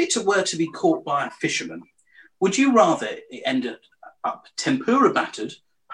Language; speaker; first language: English; native; English